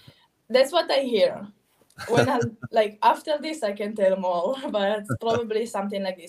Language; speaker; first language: English; non-native, fluent; Hebrew